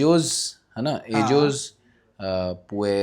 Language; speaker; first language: Spanish; non-native, learner; Hindi